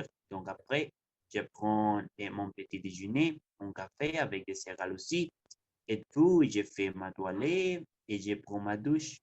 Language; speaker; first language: French; non-native, learner; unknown